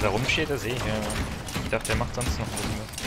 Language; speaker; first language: German; native; German